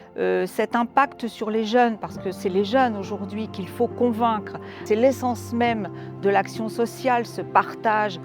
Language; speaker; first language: French; native; French